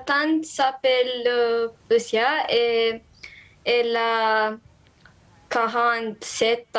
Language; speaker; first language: French; non-native, learner; Romanian